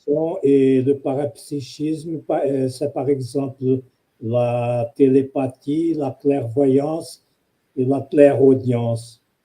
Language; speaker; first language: French; non-native, fluent; Portuguese